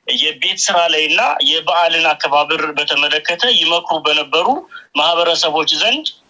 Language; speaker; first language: Amharic; native; Amharic